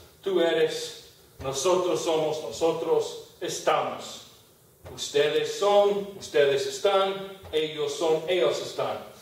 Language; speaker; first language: Spanish; non-native, fluent; English